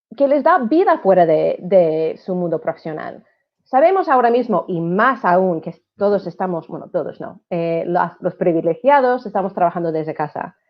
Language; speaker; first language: Spanish; non-native, fluent; English